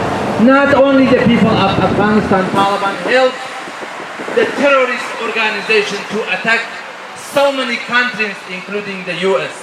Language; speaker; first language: English; non-native, fluent; Persian